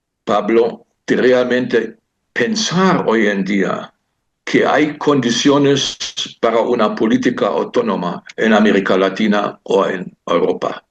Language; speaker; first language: Spanish; non-native, fluent; German